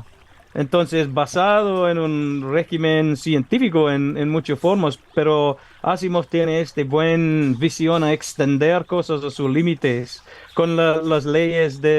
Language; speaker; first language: Spanish; non-native, learner; English